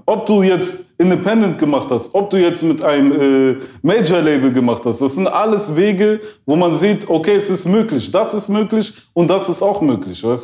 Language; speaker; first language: German; early bilingual, other home language; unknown